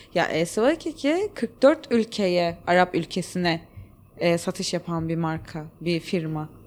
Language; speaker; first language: Turkish; native; Turkish